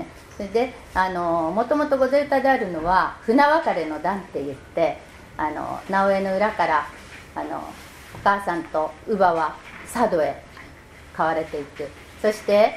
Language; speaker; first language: Japanese; native; Japanese